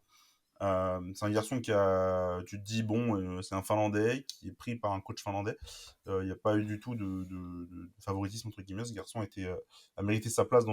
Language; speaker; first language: French; native; French